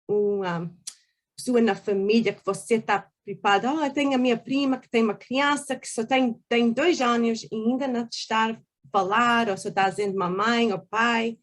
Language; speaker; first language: Portuguese; early bilingual, heritage; Portuguese